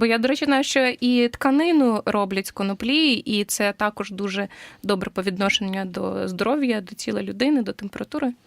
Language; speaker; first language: Ukrainian; native; Ukrainian